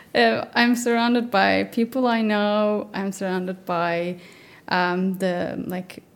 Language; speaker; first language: English; non-native, fluent; Turkish